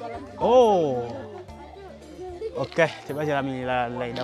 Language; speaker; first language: Vietnamese; non-native, learner; Portuguese